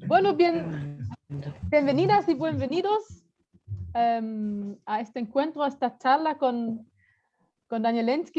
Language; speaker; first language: Spanish; non-native, fluent; German